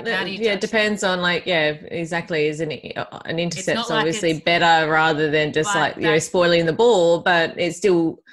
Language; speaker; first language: English; native; English